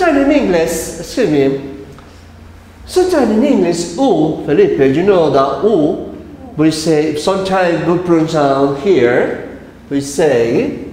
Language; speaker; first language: English; non-native, fluent; Spanish